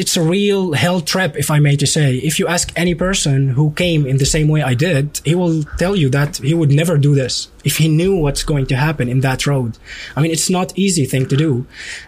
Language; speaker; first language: English; non-native, fluent; Arabic